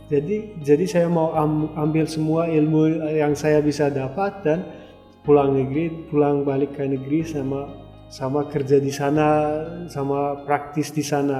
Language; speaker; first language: Indonesian; non-native, fluent; Turkmen